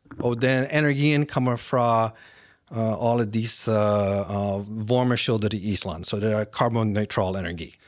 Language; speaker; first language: Norwegian; non-native, fluent; English